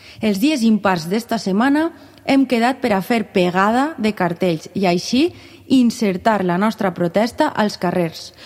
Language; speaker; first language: Catalan; native; Catalan